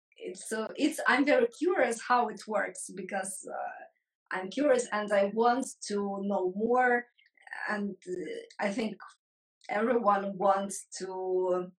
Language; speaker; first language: English; non-native, fluent; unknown